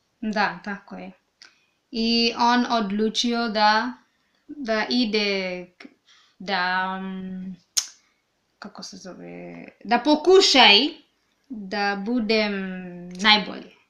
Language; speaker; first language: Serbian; non-native, learner; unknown